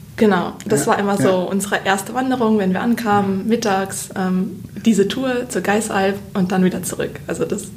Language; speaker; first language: German; native; German